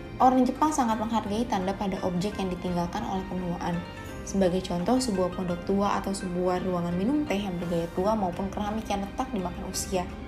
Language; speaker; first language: Indonesian; native; Indonesian